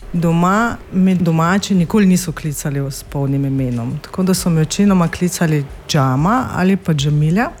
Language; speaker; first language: Slovenian; non-native, fluent; Russian